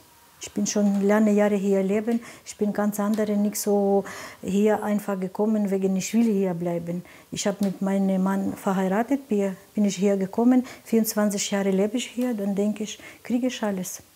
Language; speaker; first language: German; non-native, learner; Russian